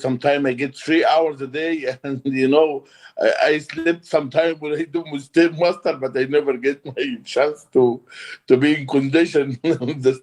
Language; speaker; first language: English; non-native, learner; Arabic